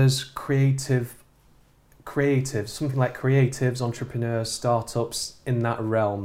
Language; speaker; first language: English; native; English